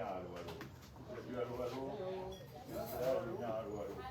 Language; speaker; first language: French; native; French